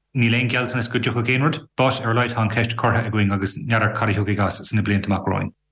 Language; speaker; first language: Irish; native; Irish